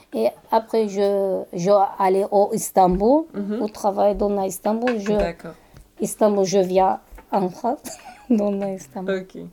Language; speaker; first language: French; non-native, fluent; Turkish